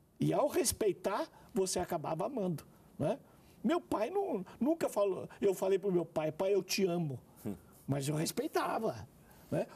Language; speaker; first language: Portuguese; native; Portuguese